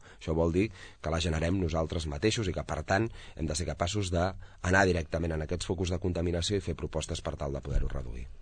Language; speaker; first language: Catalan; native; Catalan